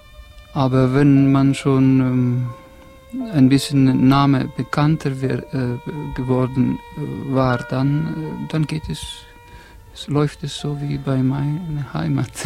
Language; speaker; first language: German; non-native, fluent; Estonian